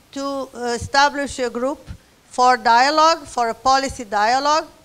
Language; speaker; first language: English; non-native, fluent; Portuguese